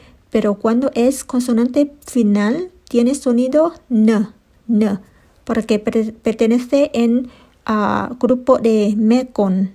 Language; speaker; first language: Spanish; non-native, fluent; Thai